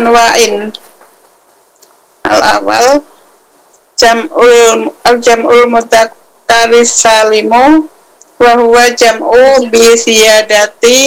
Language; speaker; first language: Arabic; non-native, learner; Indonesian